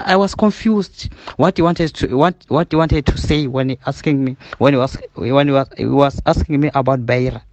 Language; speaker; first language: English; non-native, learner; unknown